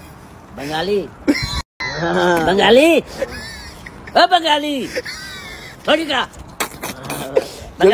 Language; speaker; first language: Arabic; non-native, learner; Urdu